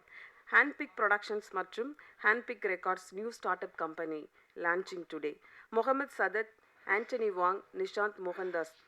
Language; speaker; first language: Tamil; native; Tamil